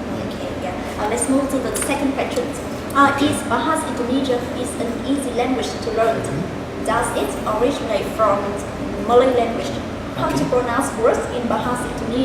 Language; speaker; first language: English; non-native, learner; Vietnamese